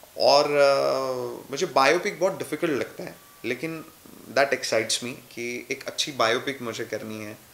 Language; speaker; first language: Hindi; non-native, local second language; Marathi